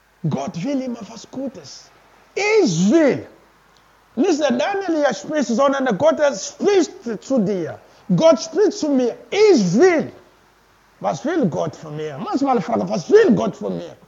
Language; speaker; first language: German; non-native, learner; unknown